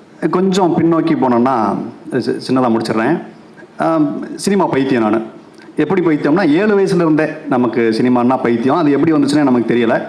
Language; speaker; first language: Tamil; native; Tamil